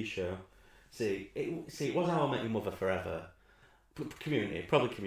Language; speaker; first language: English; native; English